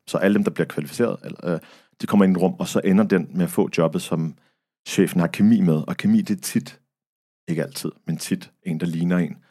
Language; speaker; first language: Danish; early bilingual, other home language; Arabic